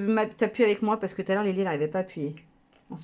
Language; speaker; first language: French; native; French